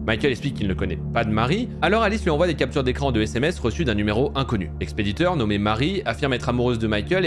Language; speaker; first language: French; native; French